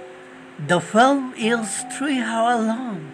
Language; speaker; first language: English; non-native, learner; Nepali